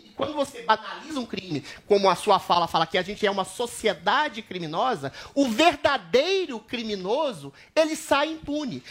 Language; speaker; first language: Portuguese; native; Portuguese